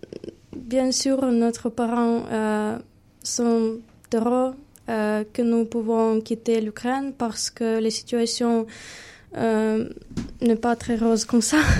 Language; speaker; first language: French; non-native, learner; Ukrainian